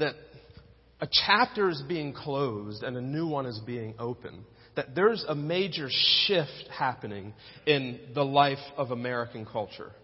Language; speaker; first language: English; native; English